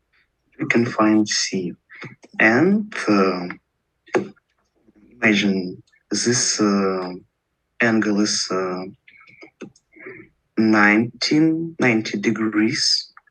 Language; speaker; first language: English; non-native, learner; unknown